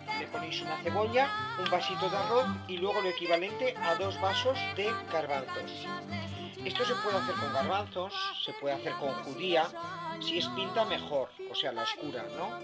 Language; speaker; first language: Spanish; native; Spanish